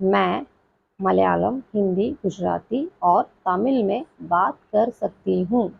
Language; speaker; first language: Hindi; non-native, local second language; Malayalam